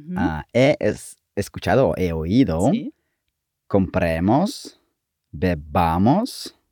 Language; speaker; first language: Spanish; non-native, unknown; Russian